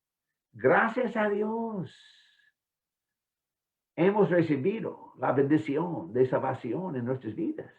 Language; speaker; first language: Spanish; non-native, fluent; English